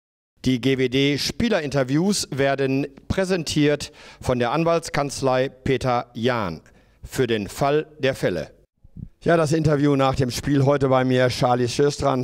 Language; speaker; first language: German; native; German